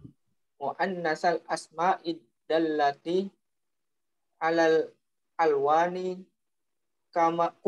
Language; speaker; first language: Arabic; non-native, learner; Indonesian